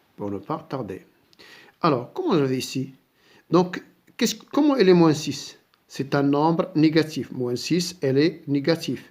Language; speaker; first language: French; non-native, local second language; Arabic